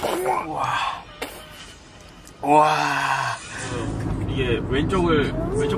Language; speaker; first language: Korean; native; Korean